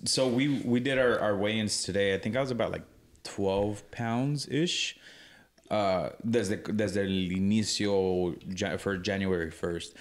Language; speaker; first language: English; early bilingual, other home language; Spanish